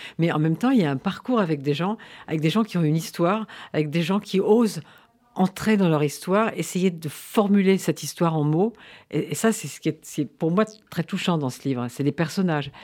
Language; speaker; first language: French; native; French